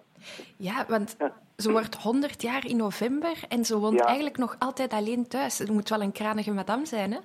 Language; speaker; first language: Dutch; native; Dutch